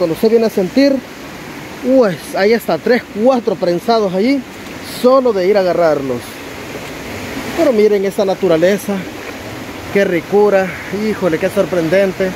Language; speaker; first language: Spanish; native; Spanish